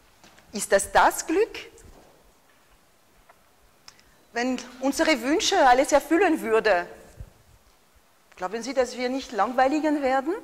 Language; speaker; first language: German; non-native, fluent; French